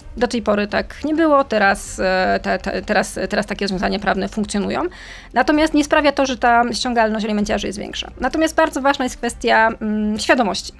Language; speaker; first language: Polish; native; Polish